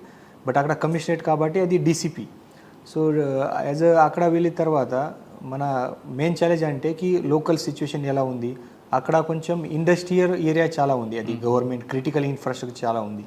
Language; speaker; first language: Telugu; non-native, fluent; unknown